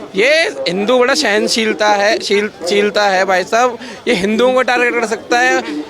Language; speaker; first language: Hindi; native; Hindi